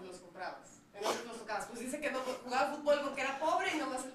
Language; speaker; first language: Spanish; native; Spanish